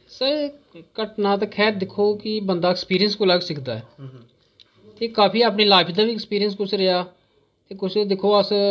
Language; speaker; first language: Punjabi; non-native, local second language; Dogri